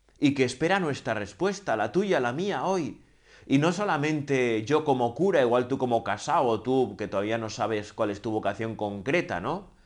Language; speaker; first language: Spanish; native; Spanish